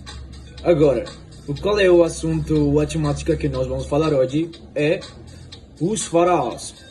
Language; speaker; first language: Portuguese; non-native, fluent; Spanish